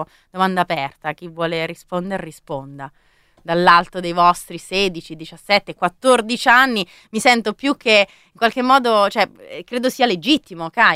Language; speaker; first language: Italian; native; Italian